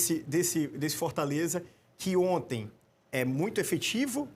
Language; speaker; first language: Portuguese; native; Portuguese